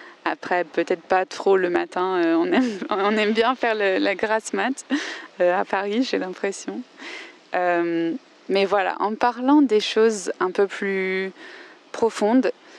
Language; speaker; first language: French; non-native, fluent; English